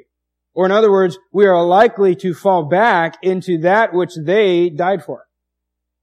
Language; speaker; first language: English; native; English